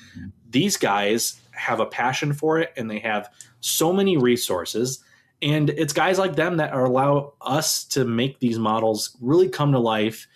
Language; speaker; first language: English; native; English